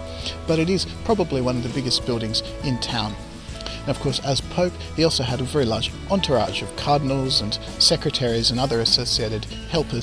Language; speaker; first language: English; native; English